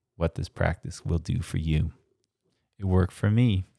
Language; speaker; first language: English; early bilingual, other home language; German